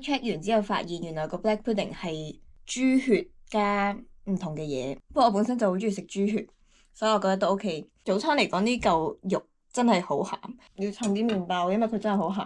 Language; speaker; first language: Cantonese; native; Cantonese